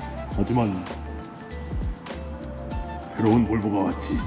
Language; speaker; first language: Korean; native; Korean